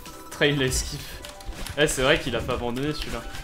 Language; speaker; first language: French; native; French